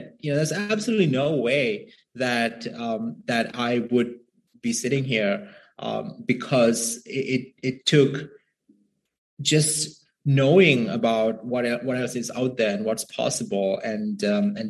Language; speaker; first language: English; non-native, local second language; Sinhala